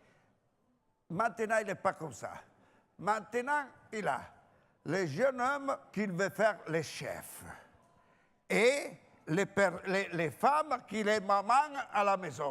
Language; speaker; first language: French; non-native, fluent; Italian